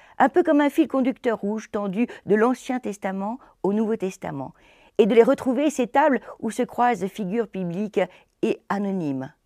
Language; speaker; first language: French; native; French